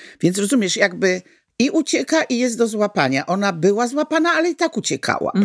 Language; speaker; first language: Polish; native; Polish